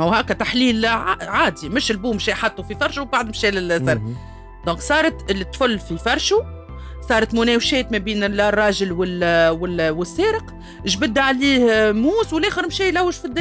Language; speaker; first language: Arabic; native; Arabic